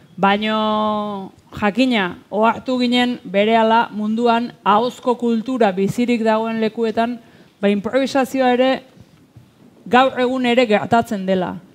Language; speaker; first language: Basque; native; Basque